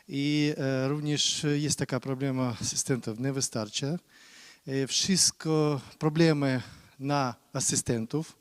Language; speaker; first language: Polish; non-native, learner; Ukrainian